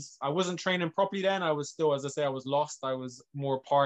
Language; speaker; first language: English; native; English